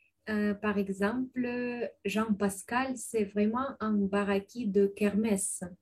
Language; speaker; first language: French; non-native, fluent; Russian